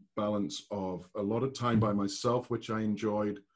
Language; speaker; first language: English; native; English